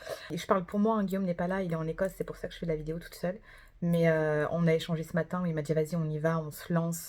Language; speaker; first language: French; native; French